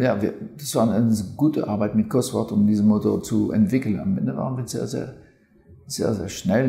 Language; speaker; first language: German; non-native, fluent; French